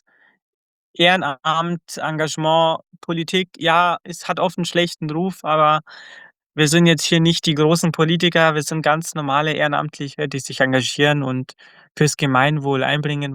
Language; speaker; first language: German; early bilingual, other home language; Croatian